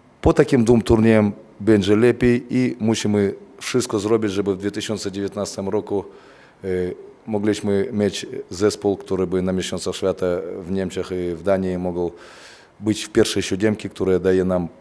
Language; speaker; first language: Polish; non-native, fluent; Russian